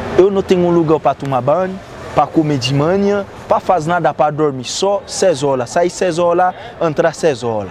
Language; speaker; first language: Portuguese; non-native, learner; Haitian Creole